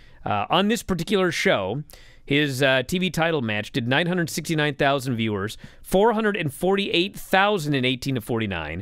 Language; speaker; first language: English; native; English